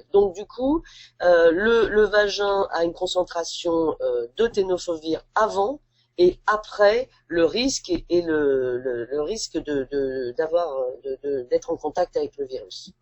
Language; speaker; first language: French; native; French